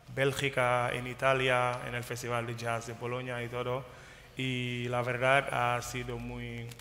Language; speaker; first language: Spanish; non-native, fluent; Wolof